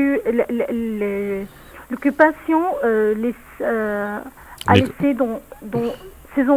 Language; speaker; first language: French; non-native, learner; Arabic